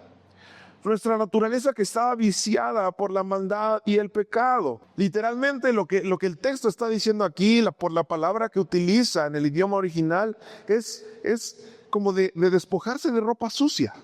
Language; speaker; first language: Spanish; native; Spanish